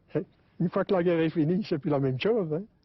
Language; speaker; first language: French; native; French